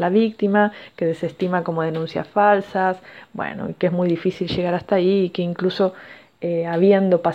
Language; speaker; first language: Spanish; native; Spanish